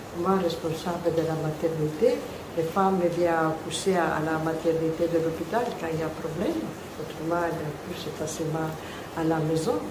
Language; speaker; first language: French; non-native, fluent; Italian